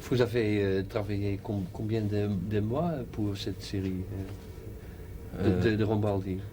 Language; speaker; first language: French; non-native, learner; Dutch